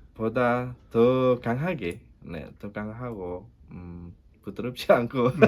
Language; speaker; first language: Korean; non-native, learner; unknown